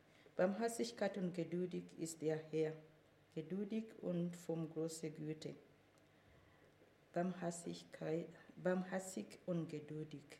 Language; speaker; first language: German; non-native, fluent; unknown